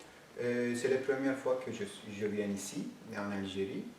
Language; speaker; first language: French; non-native, fluent; Turkish